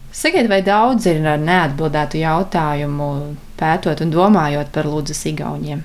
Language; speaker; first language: Latvian; native; Latvian